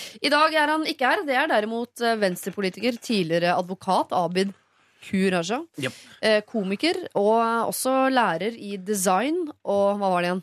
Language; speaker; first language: Norwegian; native; Norwegian